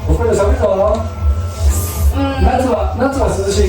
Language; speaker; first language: Japanese; native; Japanese